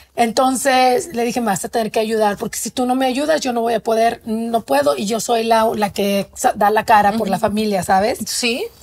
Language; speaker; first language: Spanish; native; Spanish